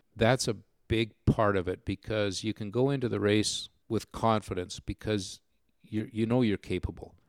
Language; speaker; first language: English; native; English